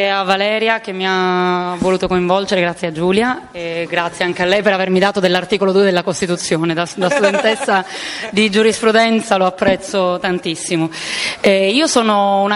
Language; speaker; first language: Italian; native; Italian